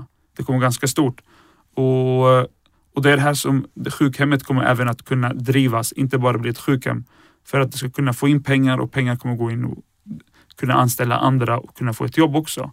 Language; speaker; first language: Swedish; early bilingual, other home language; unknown